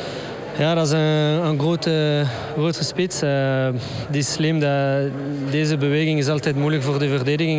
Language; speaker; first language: Dutch; non-native, local second language; French